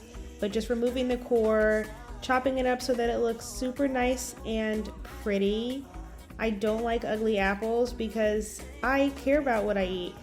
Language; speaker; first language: English; native; English